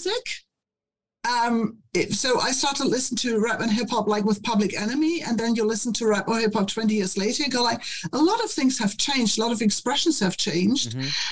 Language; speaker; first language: English; non-native, fluent; German